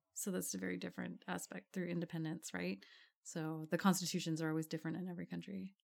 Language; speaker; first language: English; native; English